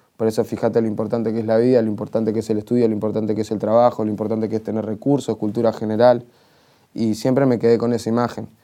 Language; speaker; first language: Spanish; native; Spanish